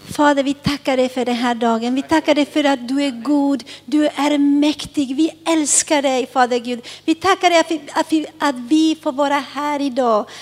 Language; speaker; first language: Swedish; early bilingual, other home language; Spanish